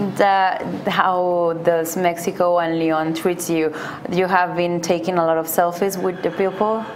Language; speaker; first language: English; non-native, fluent; Spanish